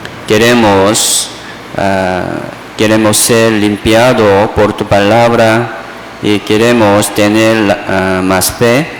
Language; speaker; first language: Spanish; non-native, fluent; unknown